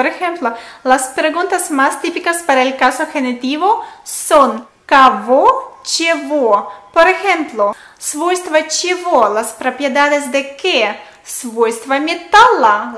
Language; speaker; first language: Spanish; non-native, fluent; Russian